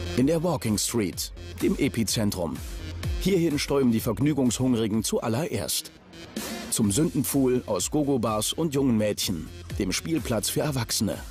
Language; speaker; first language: German; native; German